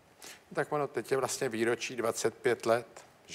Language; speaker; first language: Czech; native; Czech